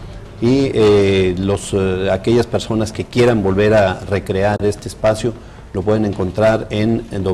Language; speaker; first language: Spanish; native; Spanish